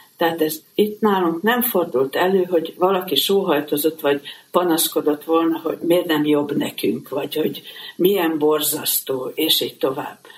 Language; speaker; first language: Hungarian; native; Hungarian